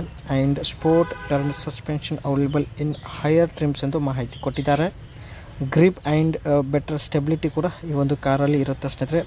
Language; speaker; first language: Kannada; native; Kannada